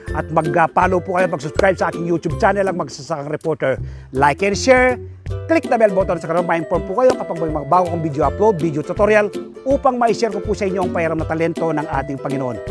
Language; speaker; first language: Filipino; native; Filipino